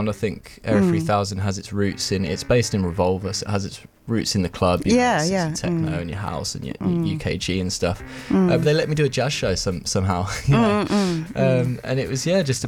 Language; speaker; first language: English; native; English